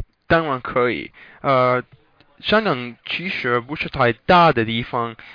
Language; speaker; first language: Chinese; non-native, learner; English